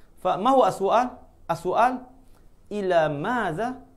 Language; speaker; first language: Arabic; non-native, fluent; Malay